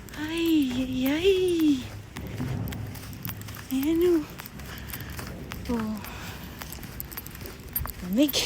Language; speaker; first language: Filipino; native; Filipino